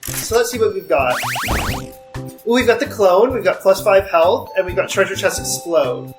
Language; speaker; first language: English; native; English